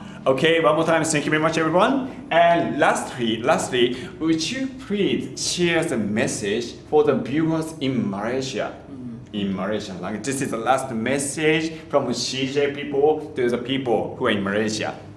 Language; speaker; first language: English; non-native, fluent; Japanese